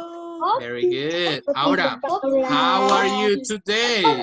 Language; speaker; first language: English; non-native, fluent; Spanish